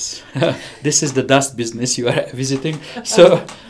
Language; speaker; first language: English; non-native, fluent; Hungarian